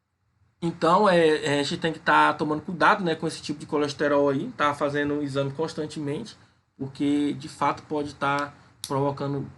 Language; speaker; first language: Portuguese; native; Portuguese